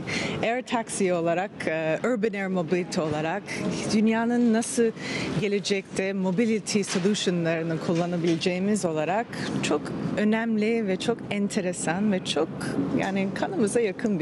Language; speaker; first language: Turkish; early bilingual, heritage; Turkish